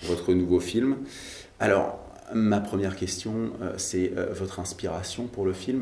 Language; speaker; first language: French; native; French